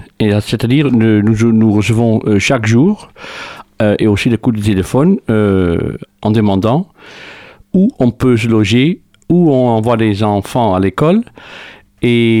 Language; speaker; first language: French; non-native, fluent; Dutch